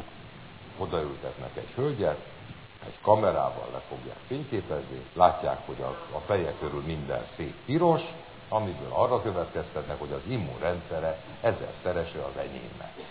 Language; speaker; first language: Hungarian; native; Hungarian